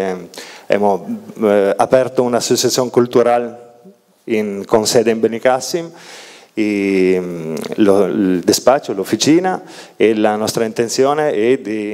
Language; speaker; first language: Spanish; non-native, learner; Italian